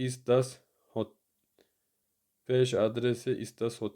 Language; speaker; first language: German; non-native, learner; Turkish